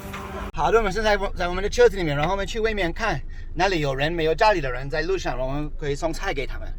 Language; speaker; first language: Chinese; early bilingual, heritage; Chinese